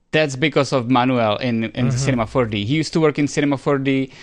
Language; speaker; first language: English; non-native, fluent; Czech